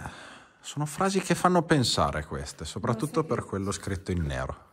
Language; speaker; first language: Italian; native; Italian